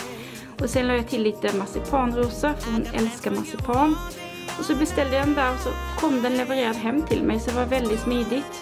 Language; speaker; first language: Swedish; native; Swedish